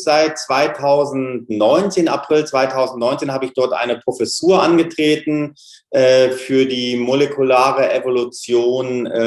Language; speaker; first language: German; native; German